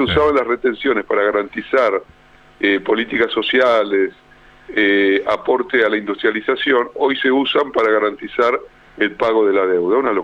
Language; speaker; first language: Spanish; native; Spanish